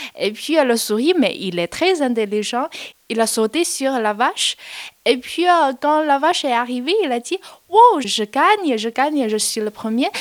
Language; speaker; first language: French; non-native, learner; Chinese